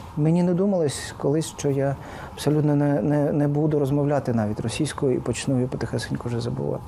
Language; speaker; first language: Ukrainian; non-native, local second language; Russian